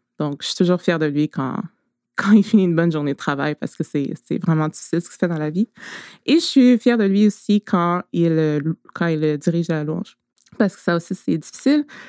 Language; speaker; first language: French; native; French